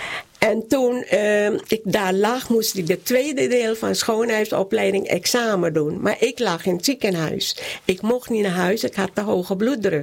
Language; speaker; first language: Dutch; non-native, local second language; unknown